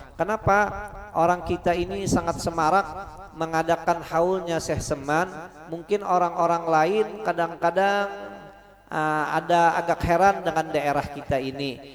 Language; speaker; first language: Indonesian; non-native, local second language; Banjar